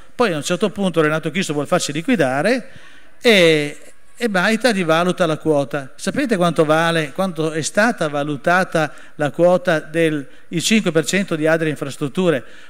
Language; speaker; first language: Italian; native; Italian